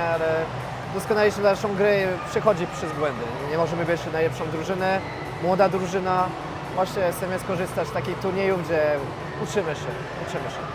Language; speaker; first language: Polish; non-native, fluent; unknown